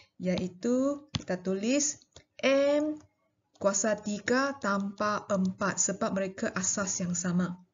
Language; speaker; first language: Malay; non-native, local second language; Chinese